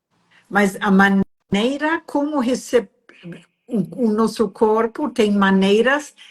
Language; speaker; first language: Portuguese; non-native, fluent; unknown